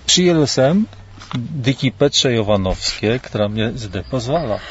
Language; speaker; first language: Czech; non-native, learner; Polish